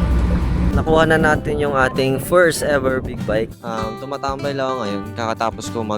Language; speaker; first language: Filipino; native; Filipino